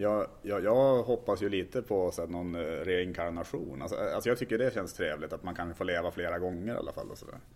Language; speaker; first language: Swedish; native; Swedish